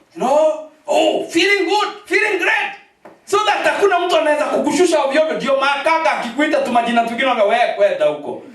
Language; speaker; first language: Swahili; non-native, local second language; Kikuyu